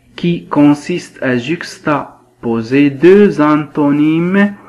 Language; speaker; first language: French; non-native, local second language; Arabic